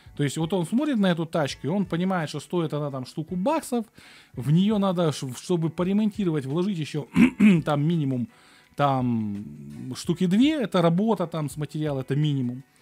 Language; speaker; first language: Russian; native; Russian